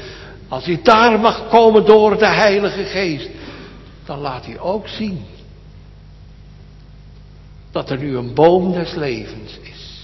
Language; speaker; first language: Dutch; native; Dutch